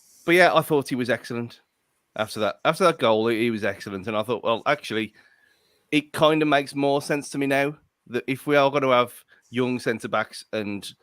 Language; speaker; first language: English; native; English